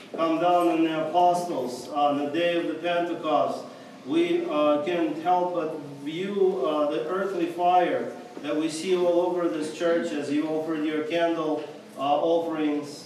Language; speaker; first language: English; non-native, fluent; Russian